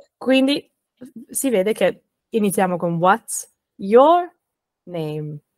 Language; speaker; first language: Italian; non-native, fluent; English